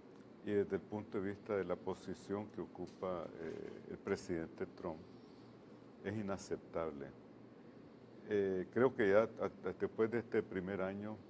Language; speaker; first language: Spanish; native; Spanish